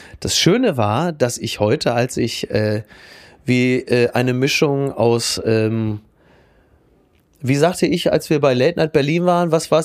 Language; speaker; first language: German; native; German